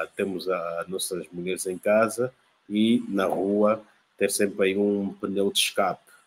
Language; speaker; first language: Portuguese; native; Portuguese